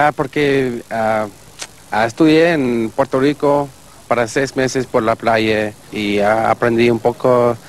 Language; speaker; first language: Spanish; non-native, learner; English